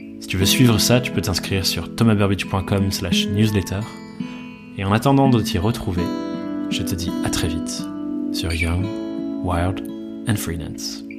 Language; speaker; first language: French; native; French